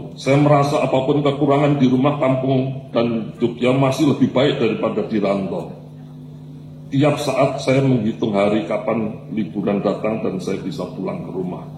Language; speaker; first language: Indonesian; non-native, local second language; Javanese